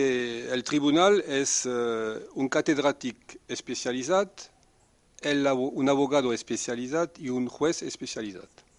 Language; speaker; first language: Spanish; non-native, fluent; French